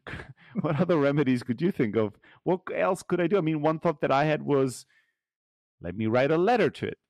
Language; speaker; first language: English; early bilingual, heritage; German